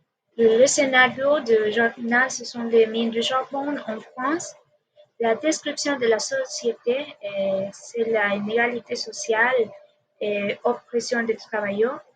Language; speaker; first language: French; non-native, learner; Spanish